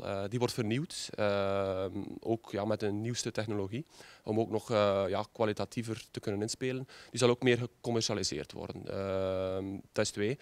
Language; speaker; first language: Dutch; native; Dutch